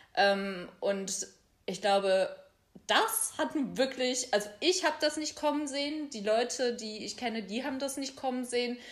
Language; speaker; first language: German; native; German